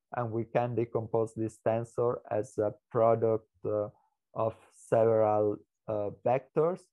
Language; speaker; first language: English; non-native, fluent; Italian